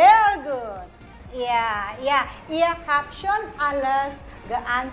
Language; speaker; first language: German; non-native, fluent; Indonesian